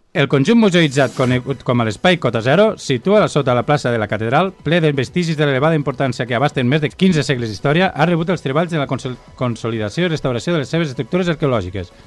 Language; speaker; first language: Catalan; native; Catalan